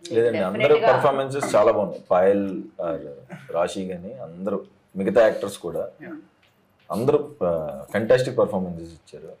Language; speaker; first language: Telugu; native; Telugu